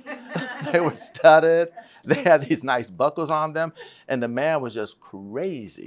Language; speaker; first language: English; native; English